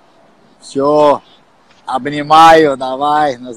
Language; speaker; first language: Russian; non-native, learner; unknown